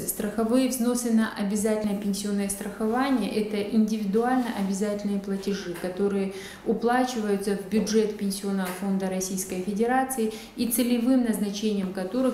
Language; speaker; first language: Russian; native; Russian